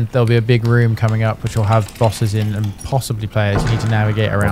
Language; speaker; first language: English; native; English